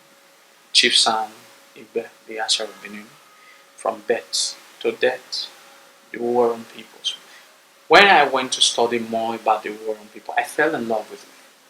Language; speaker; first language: English; non-native, local second language; Bini